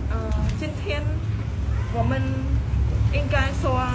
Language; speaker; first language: Chinese; non-native, learner; Khmer